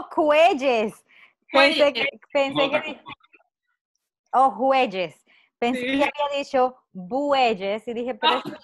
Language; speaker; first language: Spanish; early bilingual, heritage; Spanish